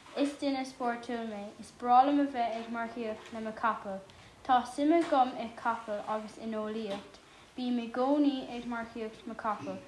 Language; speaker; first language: Irish; non-native, local second language; English